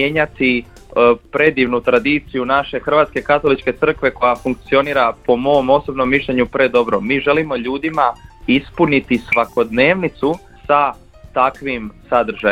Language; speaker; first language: Croatian; native; Croatian